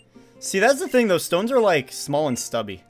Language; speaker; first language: English; native; English